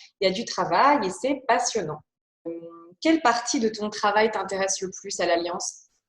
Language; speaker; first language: French; early bilingual, other home language; Polish